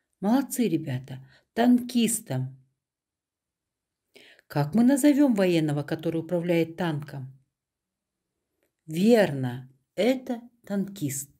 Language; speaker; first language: Russian; non-native, local second language; Kazakh